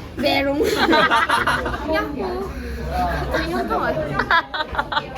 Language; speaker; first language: Korean; native; Korean